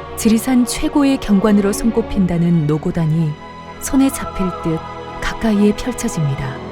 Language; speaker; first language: Korean; native; Korean